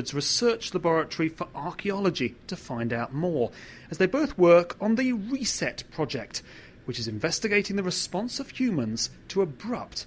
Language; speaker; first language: English; native; English